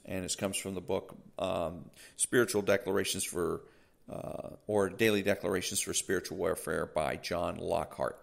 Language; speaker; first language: English; native; English